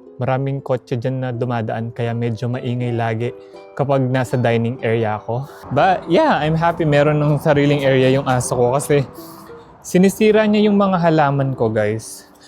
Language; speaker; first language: Filipino; native; Filipino